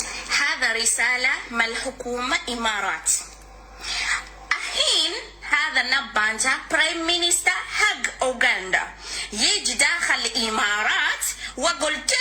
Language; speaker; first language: Arabic; non-native, learner; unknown